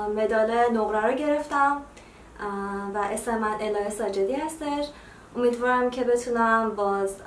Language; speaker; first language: Persian; native; Persian